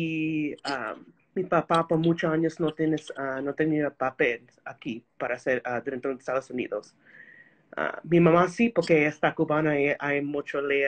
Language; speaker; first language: Spanish; early bilingual, heritage; Spanish